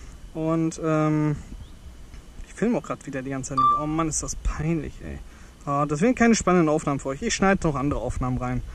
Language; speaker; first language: German; native; German